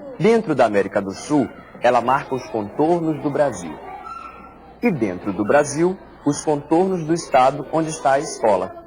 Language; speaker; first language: Portuguese; native; Portuguese